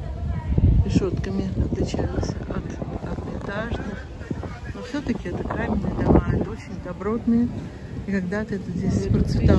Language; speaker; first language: Russian; native; Russian